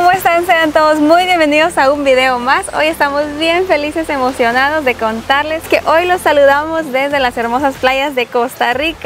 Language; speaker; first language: Spanish; native; Spanish